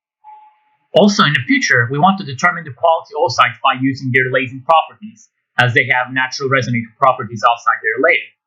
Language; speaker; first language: English; non-native, fluent; Turkish